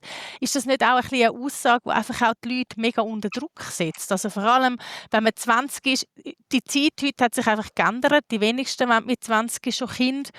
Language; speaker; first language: German; native; German